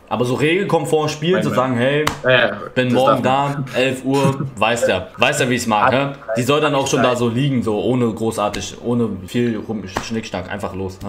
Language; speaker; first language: German; native; German